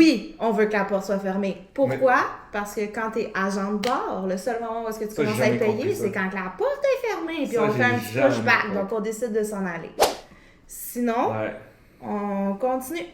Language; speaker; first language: French; native; French